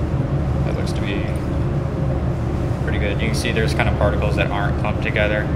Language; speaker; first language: English; native; English